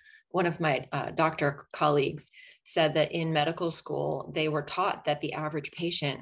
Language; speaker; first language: English; native; English